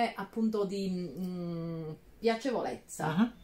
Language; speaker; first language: Italian; native; Italian